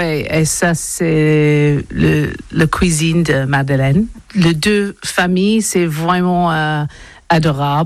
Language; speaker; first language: French; non-native, learner; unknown